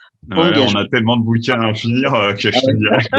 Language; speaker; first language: French; native; French